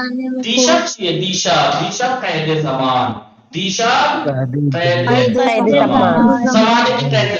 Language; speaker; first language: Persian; non-native, fluent; Urdu